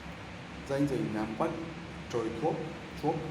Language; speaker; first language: Vietnamese; non-native, learner; Japanese